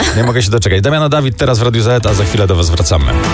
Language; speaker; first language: Polish; native; Polish